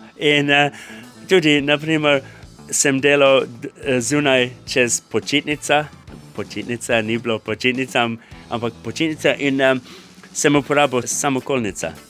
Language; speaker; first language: Slovenian; non-native, fluent; English